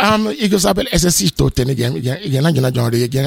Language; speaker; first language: Hungarian; non-native, fluent; Yoruba